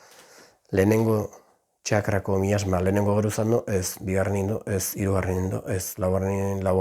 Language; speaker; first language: Basque; native; Basque